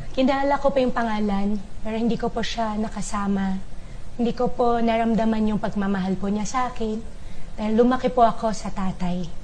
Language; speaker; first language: Filipino; non-native, local second language; Chinese